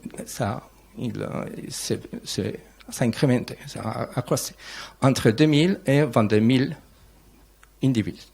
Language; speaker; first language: French; non-native, learner; Spanish